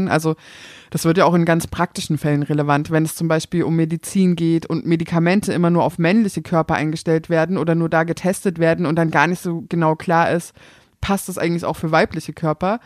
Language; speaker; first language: German; native; German